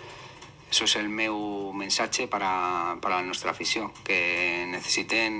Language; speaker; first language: Catalan; non-native, local second language; Spanish